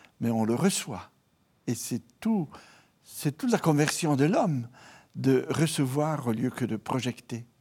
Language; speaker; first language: French; non-native, fluent; Italian